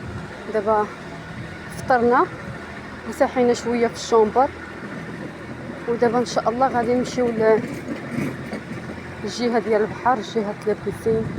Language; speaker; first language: Arabic; native; Arabic